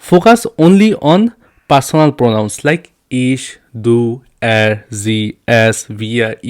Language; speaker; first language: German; non-native, learner; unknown